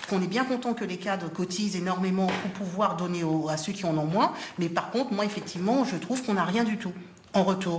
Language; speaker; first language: French; native; French